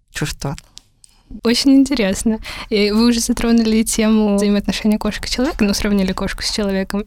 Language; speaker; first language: Russian; native; Russian